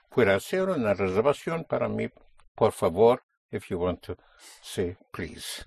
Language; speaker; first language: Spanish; non-native, fluent; English